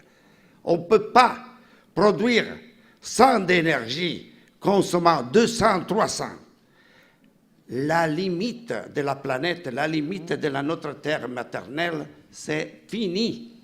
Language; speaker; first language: French; non-native, fluent; Italian